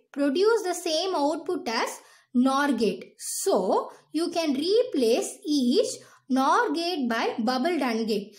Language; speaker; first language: English; non-native, local second language; Tamil